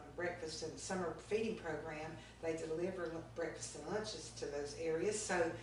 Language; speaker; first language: English; native; English